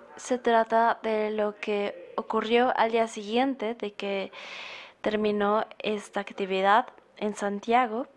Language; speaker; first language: Spanish; non-native, fluent; German